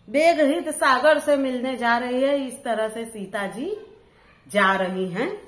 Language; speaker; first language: Hindi; native; Hindi